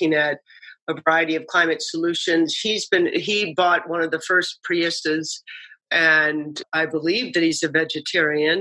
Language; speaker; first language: English; native; English